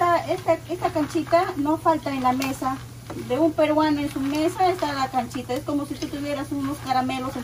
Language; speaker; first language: Spanish; native; Spanish